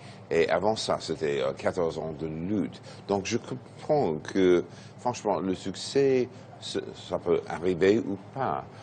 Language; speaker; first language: French; non-native, fluent; English